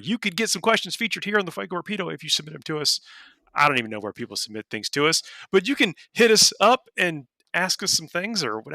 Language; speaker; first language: English; native; English